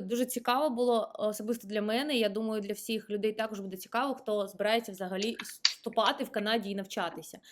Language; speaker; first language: Ukrainian; native; Ukrainian